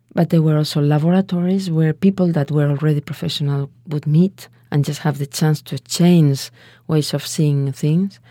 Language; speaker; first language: English; non-native, fluent; Spanish